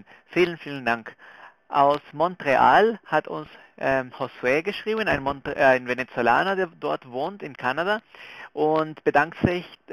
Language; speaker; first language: German; non-native, fluent; Spanish